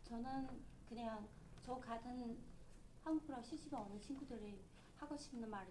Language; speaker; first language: Korean; non-native, learner; Chinese